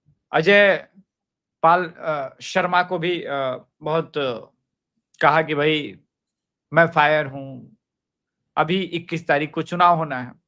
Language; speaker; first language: Hindi; native; Hindi